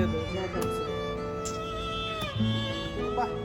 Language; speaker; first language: English; non-native, learner; Hindi